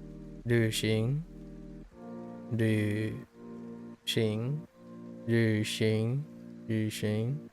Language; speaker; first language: Chinese; non-native, learner; English